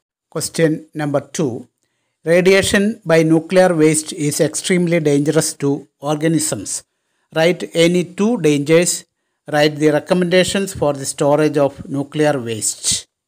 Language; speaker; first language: English; non-native, local second language; Malayalam